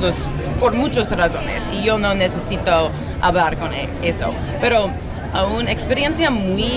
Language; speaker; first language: Spanish; non-native, learner; English